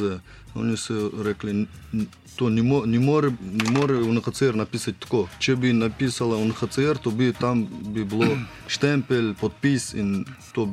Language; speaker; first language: Slovenian; non-native, learner; Russian